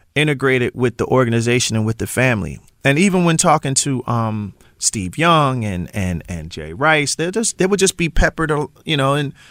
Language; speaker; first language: English; native; English